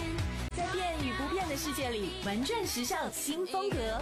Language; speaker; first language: Chinese; native; Chinese